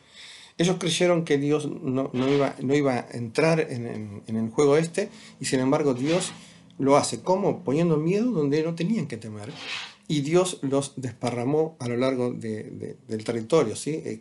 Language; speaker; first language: Spanish; native; Spanish